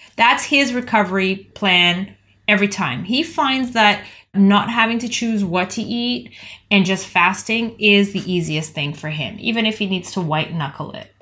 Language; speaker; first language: English; native; English